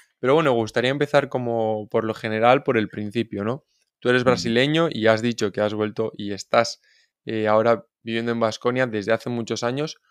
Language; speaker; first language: Spanish; native; Spanish